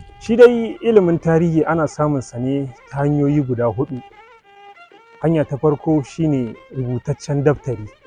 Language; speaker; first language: Hausa; native; Hausa